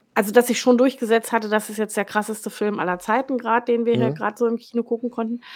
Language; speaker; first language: German; native; German